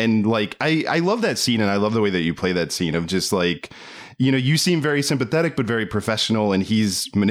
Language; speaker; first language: English; native; English